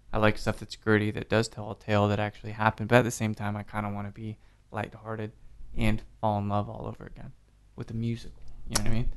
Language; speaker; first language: English; native; English